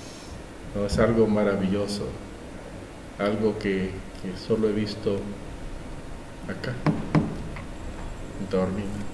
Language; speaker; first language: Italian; non-native, learner; Spanish